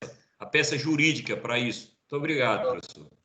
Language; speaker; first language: Portuguese; native; Portuguese